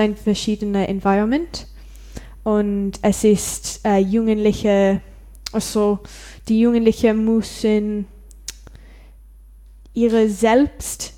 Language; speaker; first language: German; non-native, learner; English